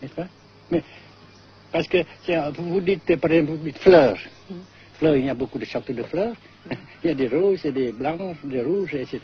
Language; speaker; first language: French; non-native, fluent; Vietnamese